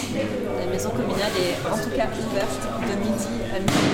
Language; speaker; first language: French; native; French